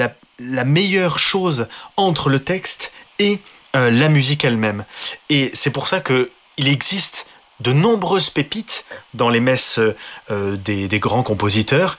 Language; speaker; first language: French; native; French